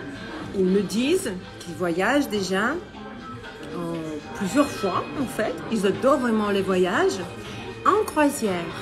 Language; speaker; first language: French; non-native, fluent; Russian